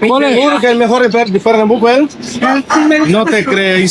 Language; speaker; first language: Spanish; non-native, learner; Portuguese